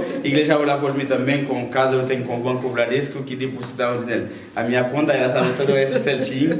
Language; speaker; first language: Portuguese; non-native, learner; Haitian Creole